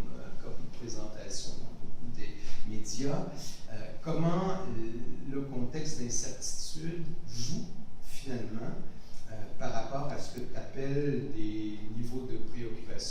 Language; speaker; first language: French; native; French